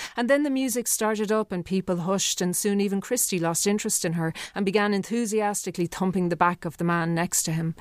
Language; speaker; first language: English; native; English